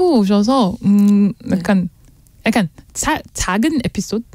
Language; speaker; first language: Korean; non-native, learner; French